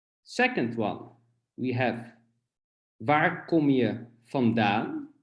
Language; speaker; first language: Dutch; non-native, fluent; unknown